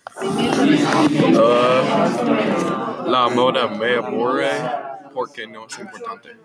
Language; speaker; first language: Spanish; non-native, learner; English